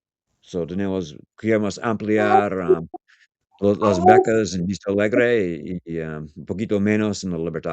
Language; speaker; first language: Spanish; non-native, learner; English